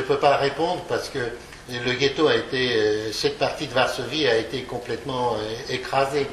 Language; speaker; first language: French; early bilingual, other home language; Polish